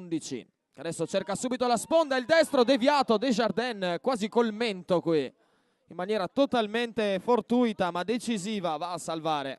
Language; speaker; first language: Italian; native; Italian